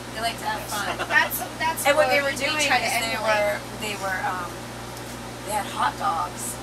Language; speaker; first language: English; native; English